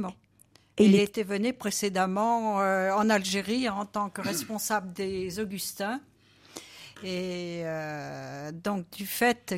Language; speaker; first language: French; native; French